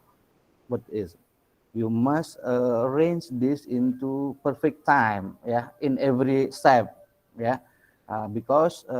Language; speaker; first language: English; non-native, local second language; Indonesian